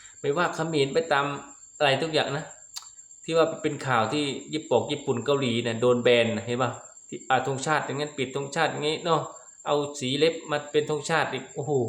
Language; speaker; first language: Thai; non-native, local second language; Lao